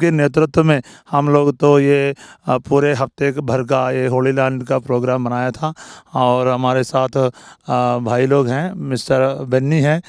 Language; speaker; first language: Hindi; native; Hindi